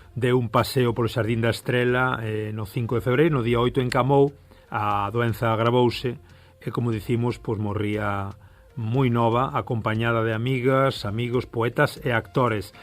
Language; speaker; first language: Galician; native; Galician